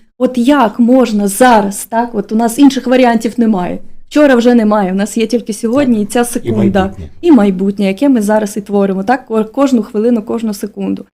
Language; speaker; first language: Ukrainian; native; Ukrainian